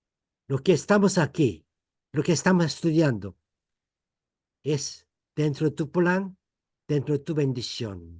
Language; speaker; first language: Spanish; non-native, fluent; Korean